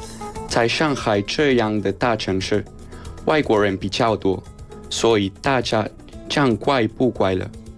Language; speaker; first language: Chinese; non-native, learner; Spanish